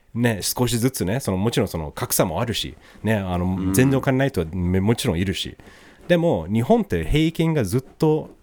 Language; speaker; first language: Japanese; non-native, fluent; English